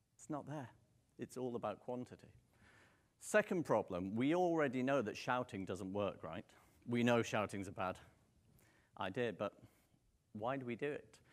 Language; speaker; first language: English; native; English